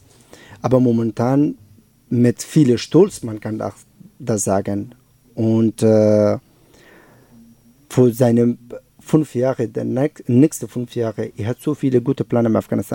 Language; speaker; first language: German; non-native, learner; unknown